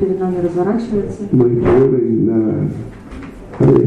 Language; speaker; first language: Russian; native; Russian